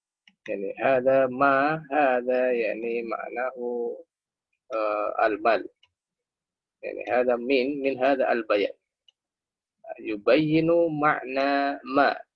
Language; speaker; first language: Arabic; non-native, fluent; Indonesian